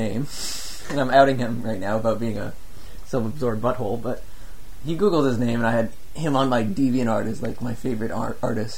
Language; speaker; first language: English; native; English